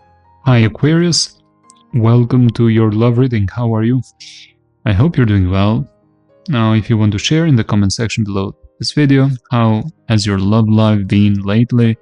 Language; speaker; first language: English; non-native, fluent; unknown